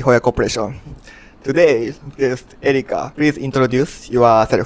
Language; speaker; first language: English; non-native, learner; Japanese